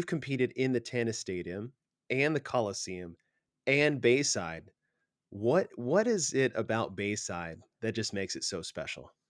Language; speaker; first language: English; native; English